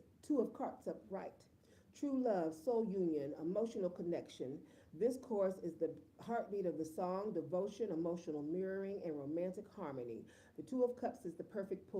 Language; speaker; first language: English; native; English